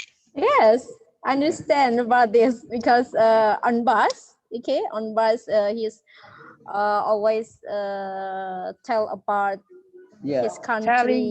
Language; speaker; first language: English; non-native, learner; Indonesian